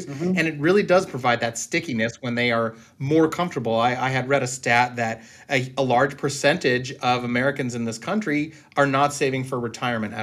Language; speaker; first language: English; native; English